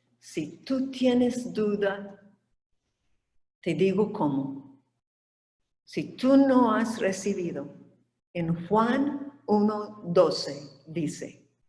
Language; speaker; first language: Spanish; non-native, fluent; English